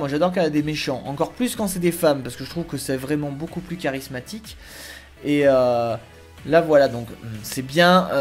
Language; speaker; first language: French; native; French